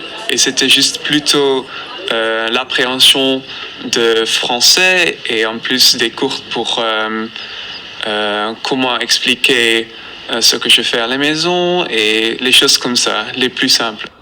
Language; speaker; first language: French; non-native, fluent; Dutch